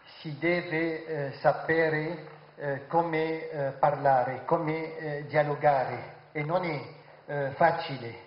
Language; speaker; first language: Italian; non-native, fluent; Arabic